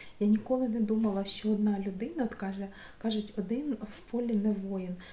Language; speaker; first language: Ukrainian; non-native, local second language; Russian